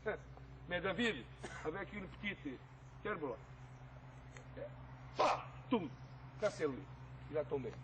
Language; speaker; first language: French; non-native, fluent; Portuguese